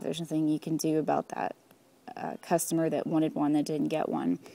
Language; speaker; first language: English; native; English